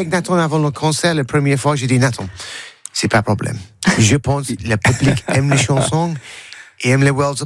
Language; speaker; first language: French; non-native, learner; English